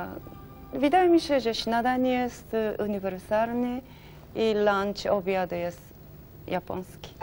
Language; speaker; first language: Polish; non-native, learner; Japanese